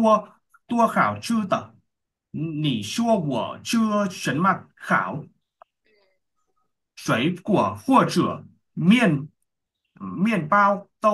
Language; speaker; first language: Chinese; non-native, learner; Vietnamese